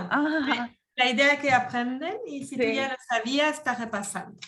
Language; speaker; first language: Spanish; native; Spanish